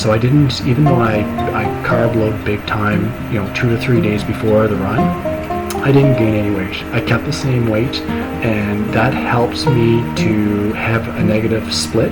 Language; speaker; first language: English; native; English